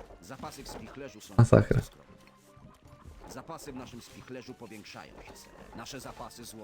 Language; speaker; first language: Polish; native; Polish